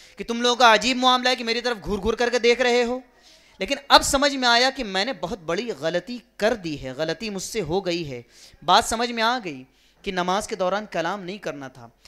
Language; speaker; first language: Urdu; native; Urdu